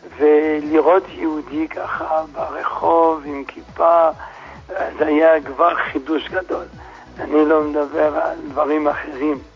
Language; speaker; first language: Hebrew; non-native, fluent; French